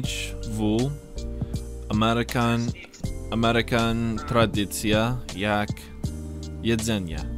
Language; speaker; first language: Polish; non-native, learner; English